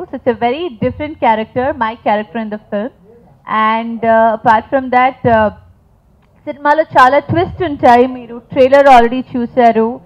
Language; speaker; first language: Telugu; non-native, fluent; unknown